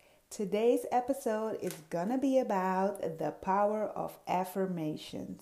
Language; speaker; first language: English; non-native, fluent; Dutch